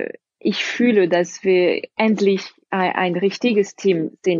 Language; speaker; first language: German; non-native, fluent; French